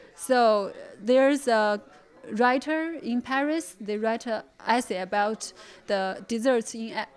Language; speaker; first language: English; non-native, fluent; Chinese